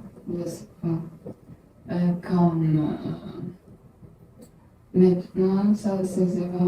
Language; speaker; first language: French; non-native, learner; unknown